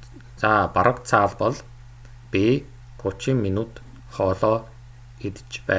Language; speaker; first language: Mongolian; non-native, fluent; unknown